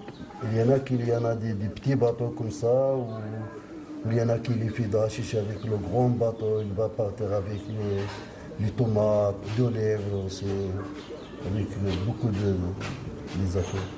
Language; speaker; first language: French; non-native, learner; Arabic